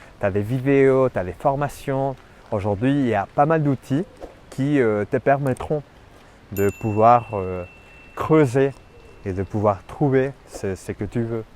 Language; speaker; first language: French; non-native, fluent; Spanish